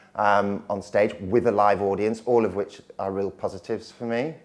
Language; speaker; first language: English; native; English